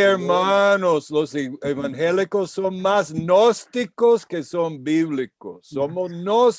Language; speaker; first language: Spanish; non-native, fluent; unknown